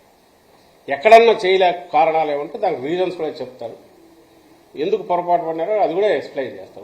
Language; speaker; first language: Telugu; native; Telugu